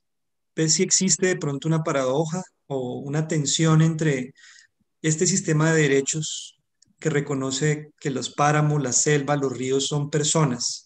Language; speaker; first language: Spanish; native; Spanish